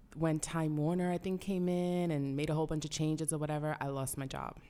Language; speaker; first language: English; early bilingual, other home language; Spanish